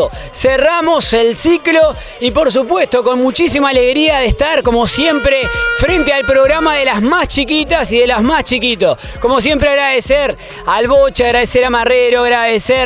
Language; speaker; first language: Spanish; native; Spanish